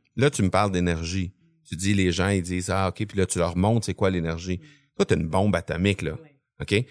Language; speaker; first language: French; native; French